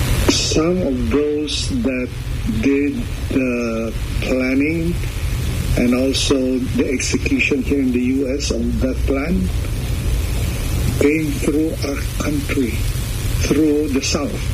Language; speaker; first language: English; early bilingual, other home language; Spanish